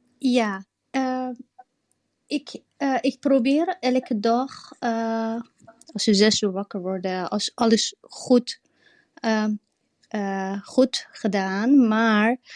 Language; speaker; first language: Dutch; non-native, learner; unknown